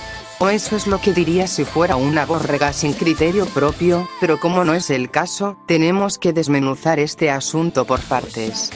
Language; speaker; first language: Spanish; native; Spanish